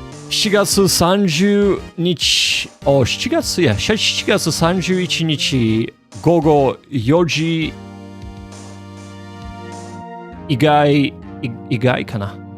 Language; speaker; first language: Japanese; non-native, learner; English